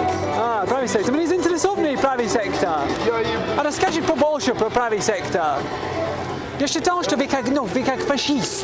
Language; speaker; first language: Russian; non-native, learner; English